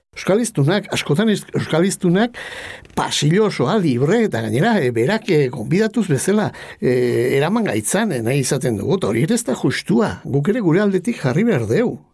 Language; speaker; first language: Basque; native; Basque